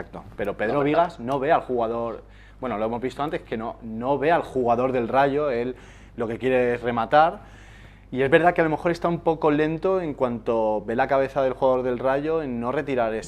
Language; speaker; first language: Spanish; native; Spanish